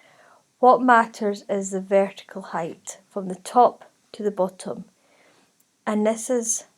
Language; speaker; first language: English; native; English